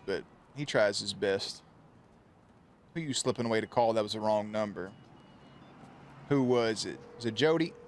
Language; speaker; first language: English; native; English